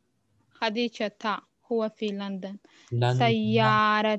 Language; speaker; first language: Arabic; non-native, learner; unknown